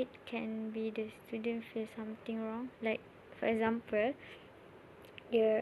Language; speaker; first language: English; non-native, learner; Malay